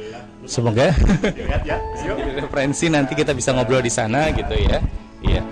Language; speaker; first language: Indonesian; non-native, local second language; Javanese